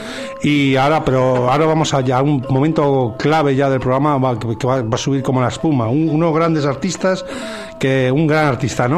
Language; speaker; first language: Spanish; native; Spanish